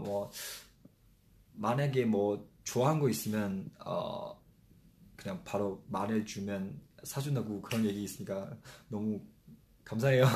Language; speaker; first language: Korean; non-native, fluent; Chinese